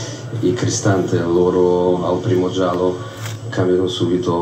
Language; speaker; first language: Italian; non-native, fluent; Portuguese